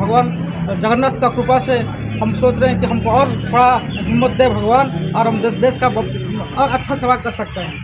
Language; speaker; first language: Hindi; non-native, local second language; Odia